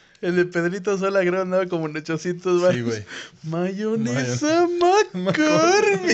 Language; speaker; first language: Spanish; native; Spanish